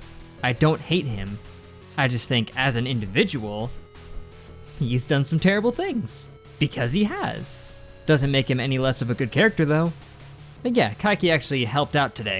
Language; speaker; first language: English; native; English